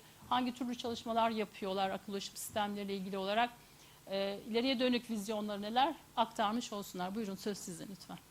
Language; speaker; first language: Turkish; native; Turkish